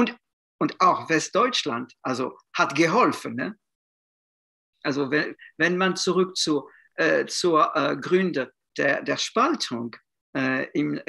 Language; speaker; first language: German; non-native, fluent; French